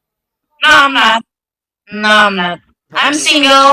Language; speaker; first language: English; non-native, learner; Indonesian